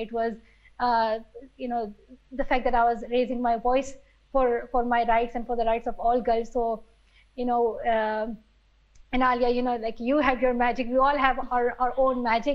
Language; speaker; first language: English; non-native, local second language; Pashto